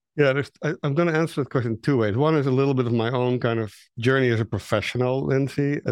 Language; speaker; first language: English; non-native, fluent; Dutch